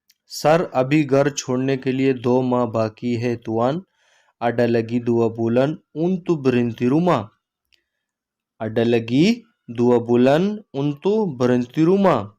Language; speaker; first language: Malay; non-native, learner; Urdu